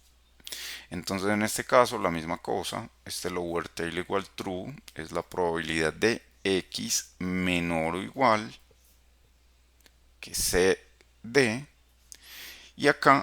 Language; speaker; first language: Spanish; native; Spanish